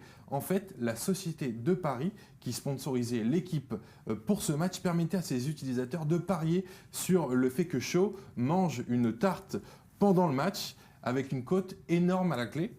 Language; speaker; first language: French; native; French